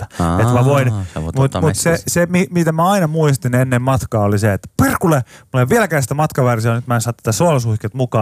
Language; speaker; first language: Finnish; native; Finnish